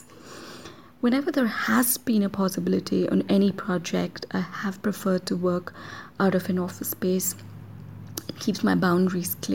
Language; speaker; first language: English; non-native, local second language; Kannada